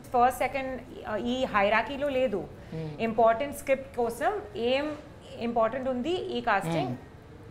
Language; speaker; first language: Telugu; non-native, learner; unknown